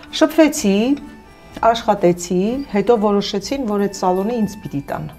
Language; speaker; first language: Armenian; native; Armenian